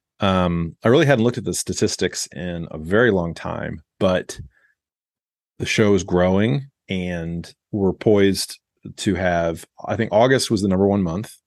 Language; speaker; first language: English; native; English